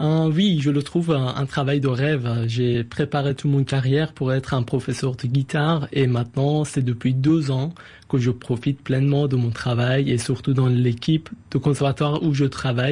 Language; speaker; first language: French; non-native, fluent; Persian